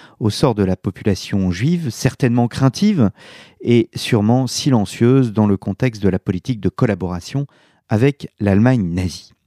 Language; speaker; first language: French; native; French